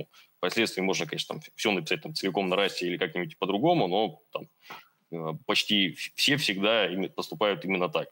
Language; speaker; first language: Russian; native; Russian